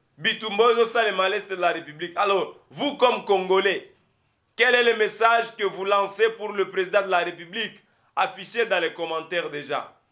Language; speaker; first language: French; non-native, local second language; Lingala